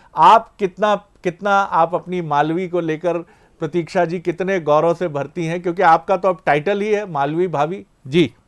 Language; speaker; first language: Hindi; native; Hindi